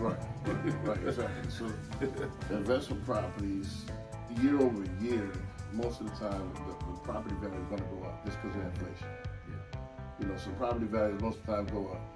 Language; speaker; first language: English; native; English